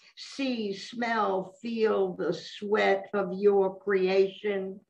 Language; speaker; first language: English; native; English